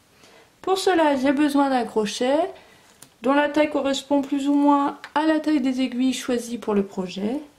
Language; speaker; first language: French; native; French